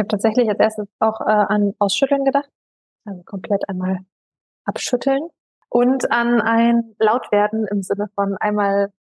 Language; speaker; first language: German; native; German